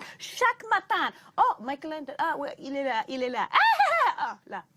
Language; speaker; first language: French; non-native, learner; English